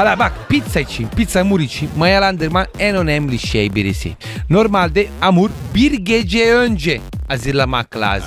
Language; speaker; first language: Turkish; non-native, learner; Italian